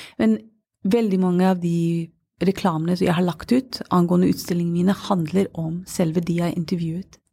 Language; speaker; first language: Norwegian; non-native, fluent; English